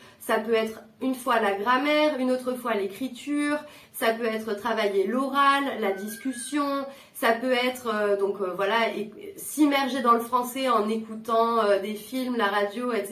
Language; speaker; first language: French; native; French